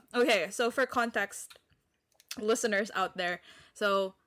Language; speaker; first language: English; non-native, local second language; Filipino